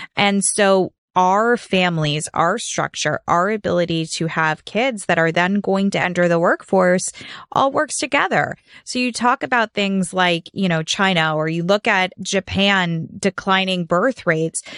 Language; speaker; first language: English; native; English